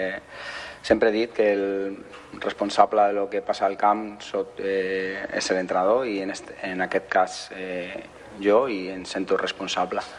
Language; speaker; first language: Catalan; non-native, fluent; Spanish